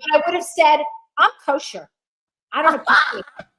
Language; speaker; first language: English; native; English